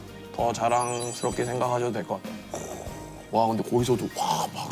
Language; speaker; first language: Korean; native; Korean